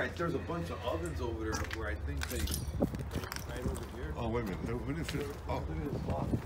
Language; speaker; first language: English; native; English